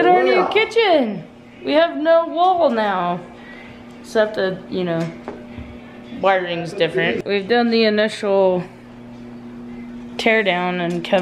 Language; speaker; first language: English; native; English